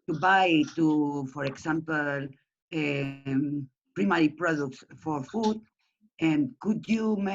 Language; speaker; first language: English; non-native, learner; Spanish